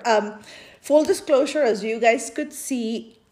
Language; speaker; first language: English; non-native, fluent; Spanish